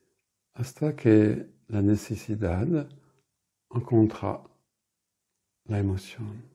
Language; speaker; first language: Spanish; non-native, fluent; French